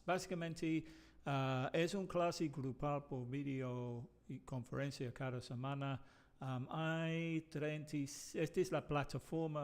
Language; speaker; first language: Spanish; non-native, fluent; English